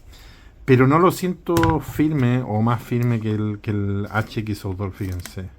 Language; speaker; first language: Spanish; native; Spanish